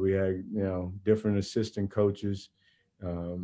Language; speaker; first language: English; native; English